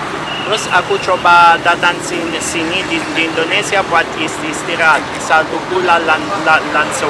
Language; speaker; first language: Indonesian; non-native, learner; Italian